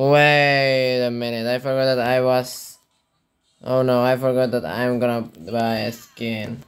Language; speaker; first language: English; non-native, learner; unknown